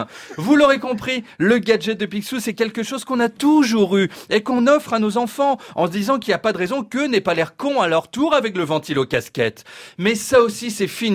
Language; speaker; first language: French; native; French